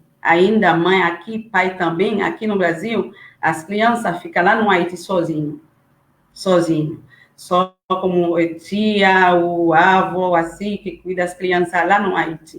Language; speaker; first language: Portuguese; non-native, learner; Haitian Creole